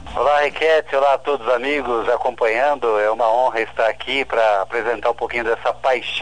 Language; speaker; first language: Portuguese; native; Portuguese